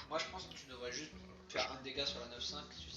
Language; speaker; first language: French; native; French